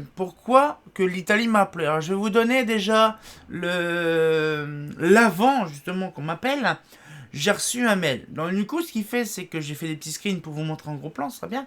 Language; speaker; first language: French; native; French